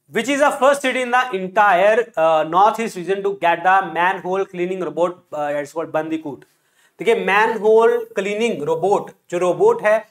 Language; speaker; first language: Hindi; non-native, local second language; Punjabi